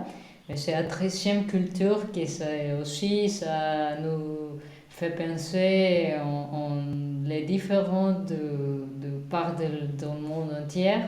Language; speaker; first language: French; non-native, learner; Spanish